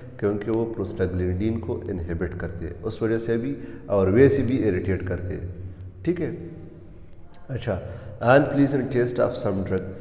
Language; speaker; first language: Urdu; non-native, local second language; Pashto